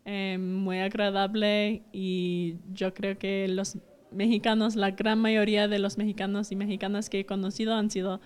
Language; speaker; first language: Spanish; non-native, fluent; English